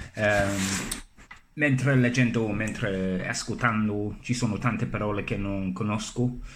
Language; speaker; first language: Italian; non-native, fluent; English